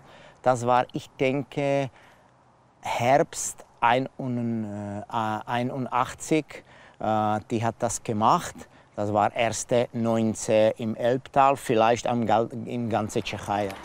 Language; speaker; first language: German; non-native, learner; Czech